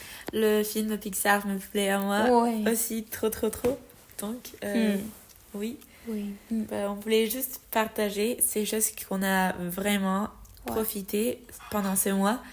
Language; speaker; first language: French; non-native, learner; Spanish